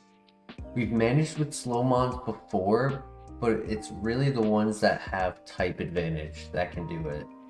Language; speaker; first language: English; native; English